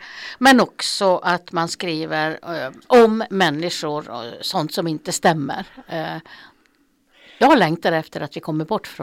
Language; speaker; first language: Swedish; native; Swedish